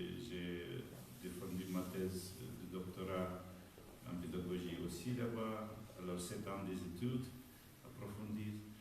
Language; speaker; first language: French; non-native, fluent; Romanian